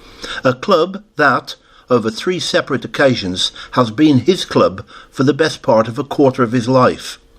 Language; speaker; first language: English; native; English